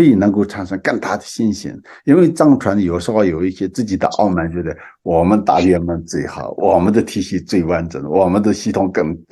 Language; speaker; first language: Chinese; non-native, local second language; Tibetan